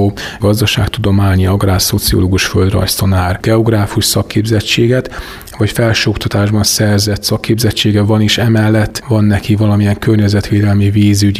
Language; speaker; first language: Hungarian; native; Hungarian